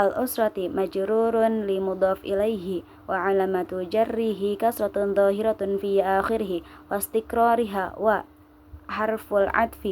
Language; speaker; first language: Arabic; non-native, learner; Indonesian